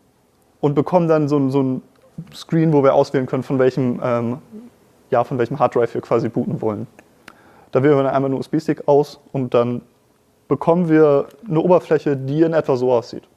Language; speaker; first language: German; native; German